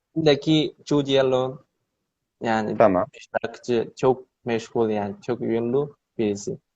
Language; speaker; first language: Turkish; non-native, learner; Chinese